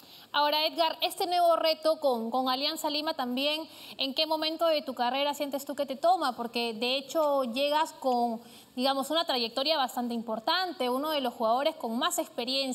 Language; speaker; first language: Spanish; native; Spanish